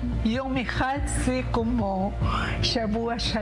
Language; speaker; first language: Hebrew; non-native, learner; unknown